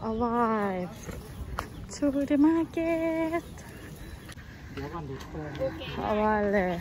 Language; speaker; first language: English; non-native, learner; Thai